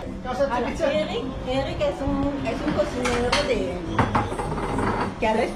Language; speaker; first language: Spanish; early bilingual, heritage; Spanish